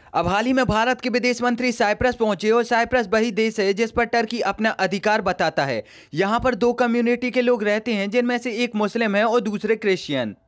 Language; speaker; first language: Hindi; native; Hindi